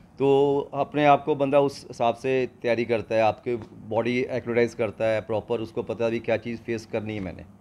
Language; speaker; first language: Hindi; non-native, local second language; Punjabi